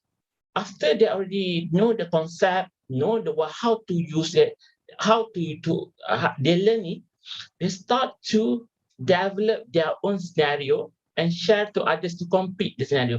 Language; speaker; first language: English; non-native, local second language; Malay